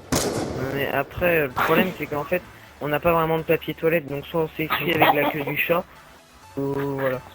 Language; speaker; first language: French; native; French